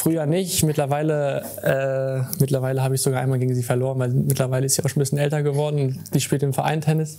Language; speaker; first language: German; native; German